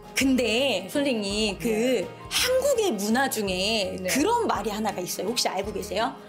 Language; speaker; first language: Korean; native; Korean